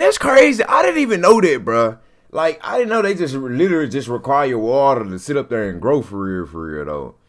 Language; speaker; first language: English; native; English